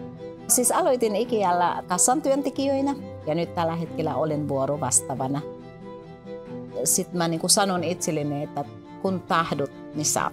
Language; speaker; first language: Finnish; non-native, fluent; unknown